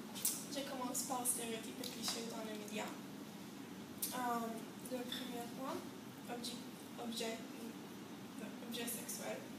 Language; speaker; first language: French; non-native, learner; English